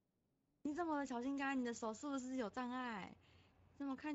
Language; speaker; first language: Chinese; native; Chinese